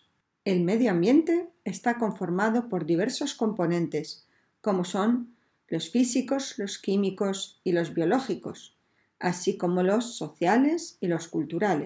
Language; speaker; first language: Spanish; native; Spanish